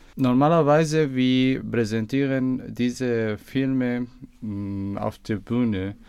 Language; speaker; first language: German; non-native, learner; Arabic